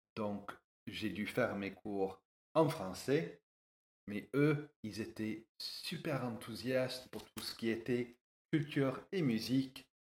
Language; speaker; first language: French; non-native, fluent; English